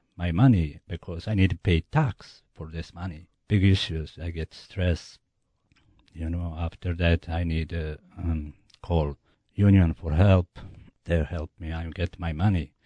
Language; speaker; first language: English; non-native, learner; Bosnian